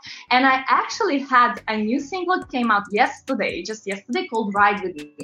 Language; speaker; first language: English; non-native, fluent; Latvian